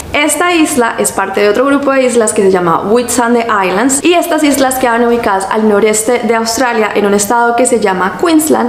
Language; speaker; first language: Spanish; native; Spanish